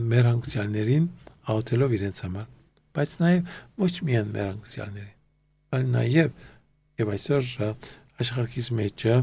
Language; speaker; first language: Armenian; early bilingual, heritage; Armenian